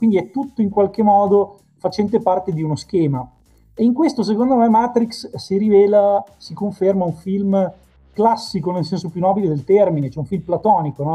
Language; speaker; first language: Italian; native; Italian